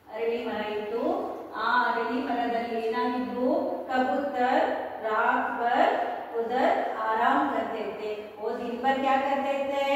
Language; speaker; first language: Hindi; non-native, local second language; Kannada